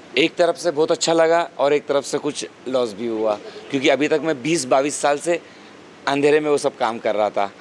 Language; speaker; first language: Hindi; non-native, local second language; Marathi